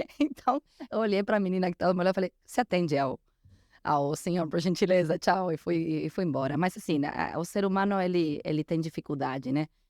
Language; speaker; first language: Portuguese; non-native, fluent; Spanish